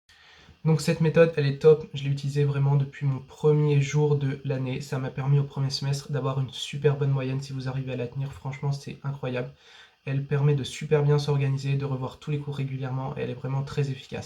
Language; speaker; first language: French; native; French